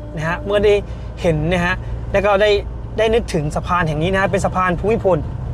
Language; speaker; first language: Thai; native; Thai